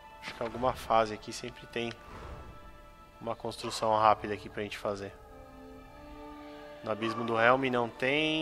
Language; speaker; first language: Portuguese; native; Portuguese